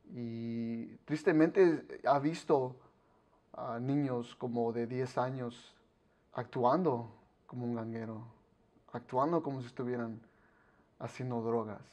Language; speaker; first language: Spanish; early bilingual, heritage; Spanish